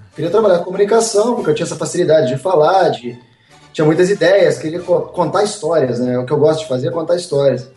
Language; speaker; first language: Portuguese; native; Portuguese